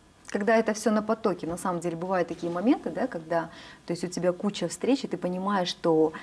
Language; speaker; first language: Russian; native; Russian